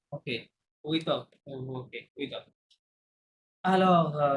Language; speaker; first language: French; non-native, fluent; Bangla